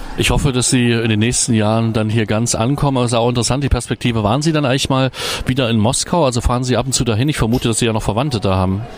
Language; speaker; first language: German; native; German